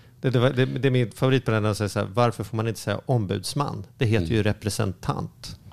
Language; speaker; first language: Swedish; native; Swedish